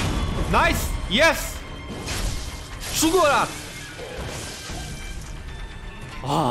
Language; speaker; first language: Korean; non-native, fluent; German